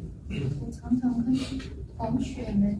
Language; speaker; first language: Chinese; non-native, learner; Indonesian